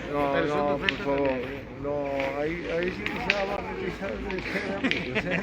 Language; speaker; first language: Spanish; non-native, local second language; Galician